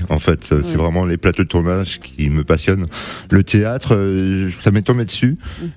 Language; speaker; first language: French; native; French